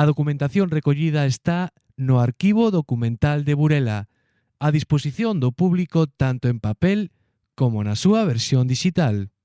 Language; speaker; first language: Galician; native; Galician